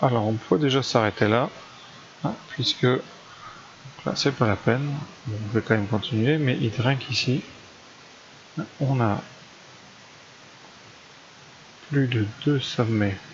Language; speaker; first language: French; native; French